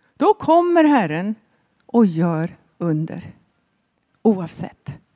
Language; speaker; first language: Swedish; native; Swedish